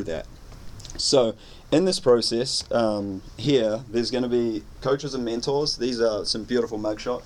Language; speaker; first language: English; native; English